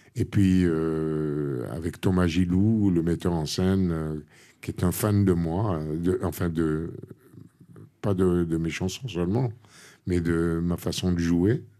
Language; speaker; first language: French; non-native, local second language; Arabic